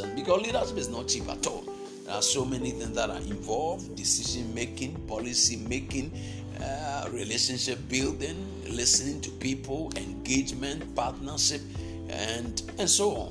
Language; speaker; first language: English; non-native, local second language; Akan